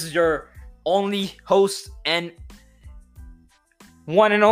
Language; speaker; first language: English; non-native, fluent; Spanish